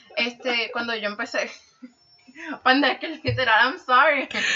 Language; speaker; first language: Spanish; early bilingual, heritage; Spanish